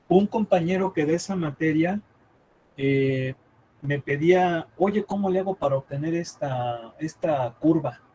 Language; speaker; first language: Spanish; native; Spanish